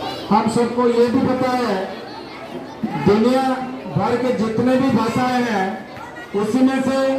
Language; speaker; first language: Hindi; non-native, local second language; Odia